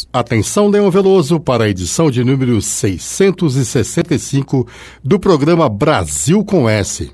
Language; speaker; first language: Portuguese; native; Portuguese